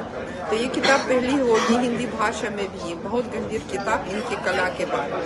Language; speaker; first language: Hindi; non-native, fluent; Ukrainian